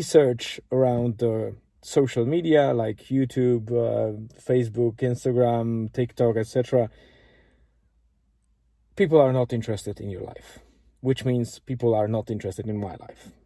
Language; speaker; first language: English; non-native, fluent; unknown